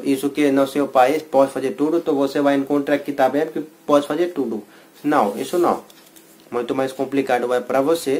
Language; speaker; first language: Portuguese; non-native, learner; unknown